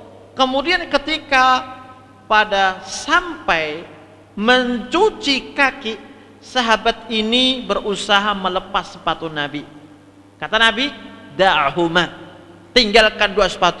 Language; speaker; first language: Indonesian; native; Indonesian